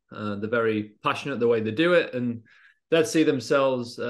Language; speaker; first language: English; native; English